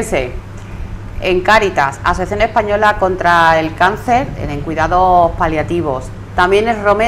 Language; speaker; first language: Spanish; native; Spanish